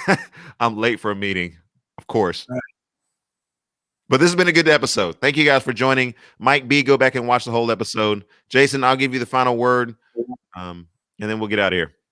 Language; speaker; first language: English; native; English